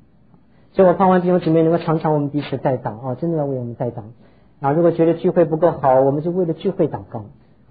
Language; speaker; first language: Chinese; native; Chinese